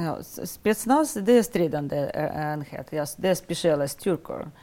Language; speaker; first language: Swedish; non-native, fluent; Russian